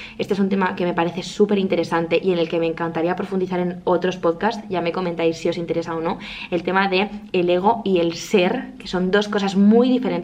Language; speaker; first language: Spanish; native; Spanish